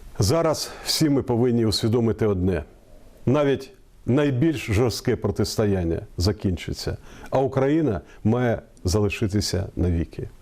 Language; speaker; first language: Ukrainian; non-native, local second language; Russian